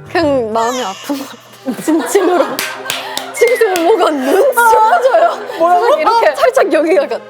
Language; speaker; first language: Korean; early bilingual, heritage; English